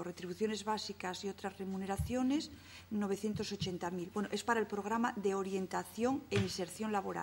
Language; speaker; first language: Spanish; native; Spanish